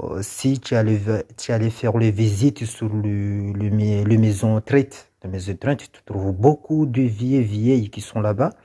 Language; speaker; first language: French; non-native, local second language; Comorian